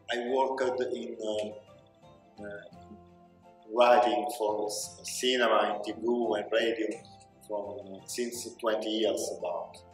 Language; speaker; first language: English; non-native, learner; Italian